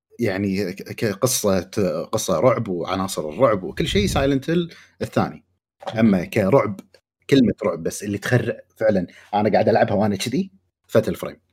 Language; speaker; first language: Arabic; native; Arabic